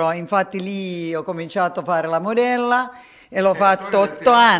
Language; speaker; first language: Italian; non-native, fluent; Finnish